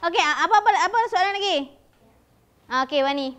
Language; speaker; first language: Malay; native; Malay